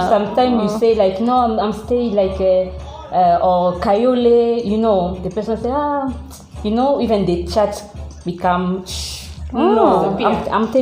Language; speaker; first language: English; non-native, learner; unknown